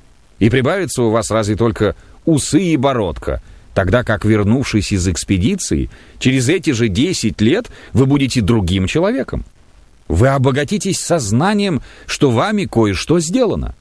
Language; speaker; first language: Russian; native; Russian